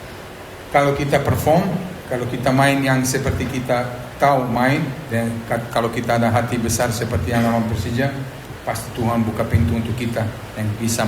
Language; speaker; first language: Indonesian; non-native, fluent; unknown